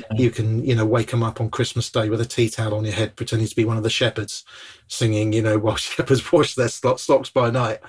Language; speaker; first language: English; native; English